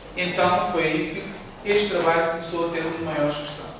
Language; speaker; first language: Portuguese; native; Portuguese